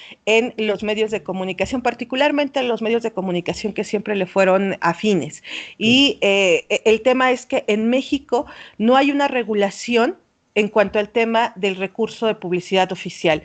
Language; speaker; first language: Spanish; native; Spanish